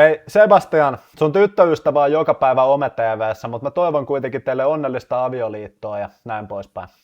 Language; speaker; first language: Finnish; native; Finnish